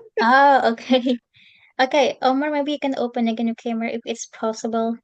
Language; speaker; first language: English; non-native, fluent; Indonesian